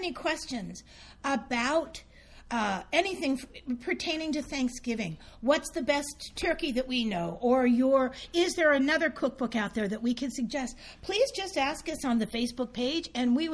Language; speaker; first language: English; native; English